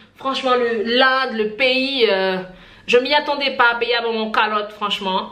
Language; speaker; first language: French; non-native, local second language; Haitian Creole